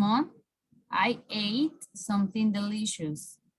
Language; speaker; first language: English; non-native, fluent; Spanish